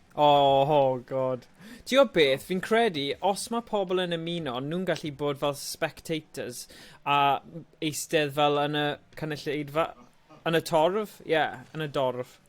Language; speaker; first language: Welsh; native; Welsh